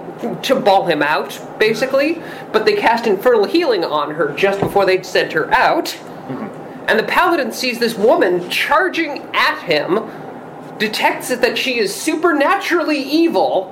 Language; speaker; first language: English; native; English